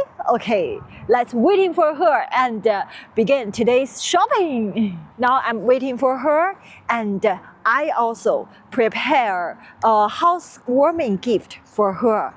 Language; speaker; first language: English; non-native, learner; Chinese